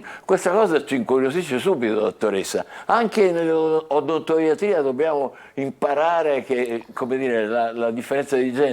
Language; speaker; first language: Italian; native; Italian